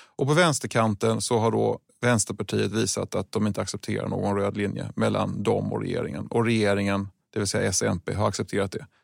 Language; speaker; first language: Swedish; native; Swedish